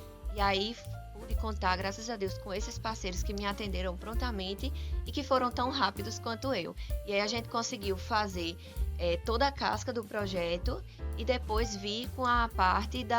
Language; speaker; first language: Portuguese; native; Portuguese